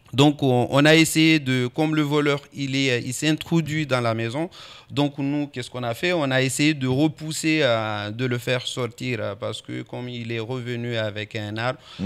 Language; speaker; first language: French; non-native, local second language; Comorian